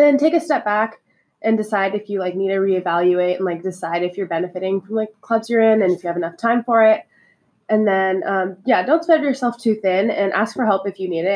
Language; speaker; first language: English; non-native, fluent; Czech